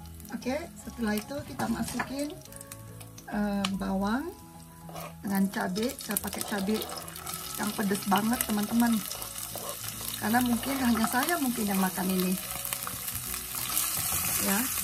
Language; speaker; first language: Indonesian; native; Indonesian